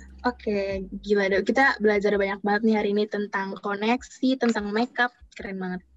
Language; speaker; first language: Indonesian; native; Indonesian